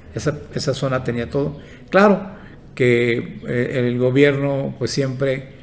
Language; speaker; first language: Spanish; non-native, local second language; Yucateco